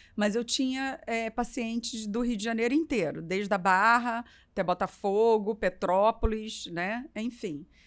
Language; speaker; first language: Portuguese; native; Portuguese